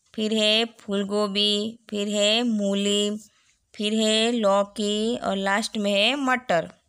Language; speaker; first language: Hindi; non-native, local second language; Gujarati